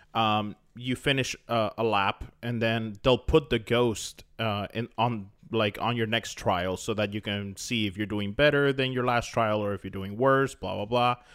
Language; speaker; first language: English; native; English